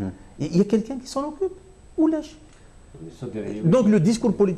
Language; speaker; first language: French; non-native, local second language; Kabyle